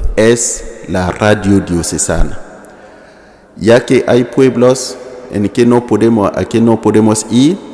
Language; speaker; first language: Spanish; non-native, fluent; Mossi